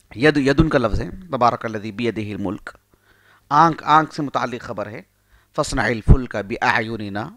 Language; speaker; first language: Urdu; native; Urdu